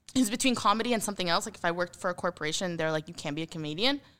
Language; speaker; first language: English; early bilingual, heritage; Arabic